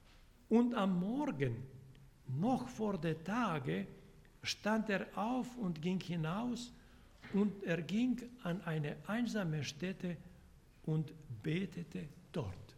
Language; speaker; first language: German; non-native, fluent; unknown